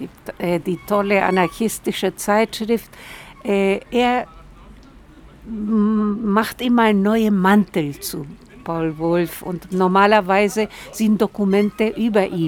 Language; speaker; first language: German; non-native, fluent; Spanish